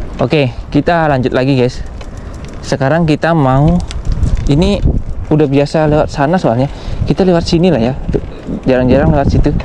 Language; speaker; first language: Indonesian; native; Indonesian